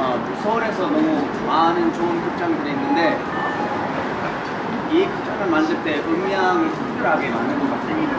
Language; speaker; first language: Korean; early bilingual, heritage; English